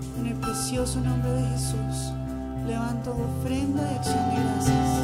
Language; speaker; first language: Spanish; native; Spanish